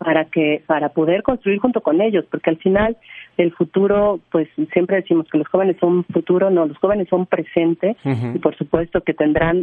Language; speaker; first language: Spanish; native; Spanish